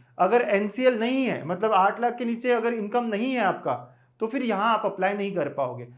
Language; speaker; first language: Hindi; native; Hindi